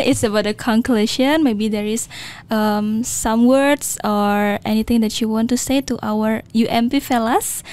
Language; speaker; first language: English; non-native, learner; Indonesian